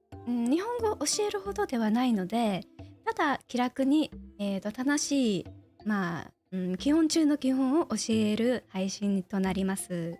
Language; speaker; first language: Japanese; native; Japanese